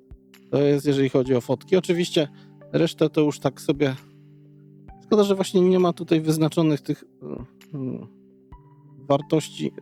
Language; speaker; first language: Polish; native; Polish